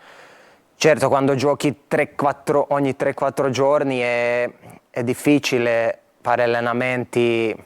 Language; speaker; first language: Italian; non-native, fluent; Croatian